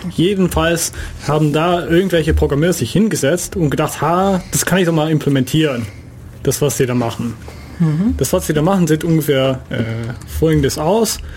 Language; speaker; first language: German; non-native, fluent; Dutch